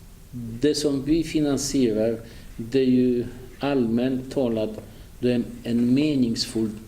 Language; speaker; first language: Swedish; non-native, fluent; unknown